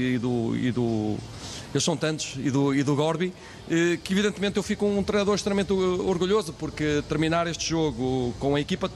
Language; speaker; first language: Portuguese; native; Portuguese